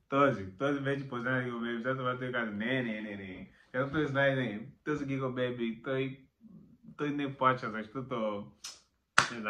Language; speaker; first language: Bulgarian; non-native, learner; Macedonian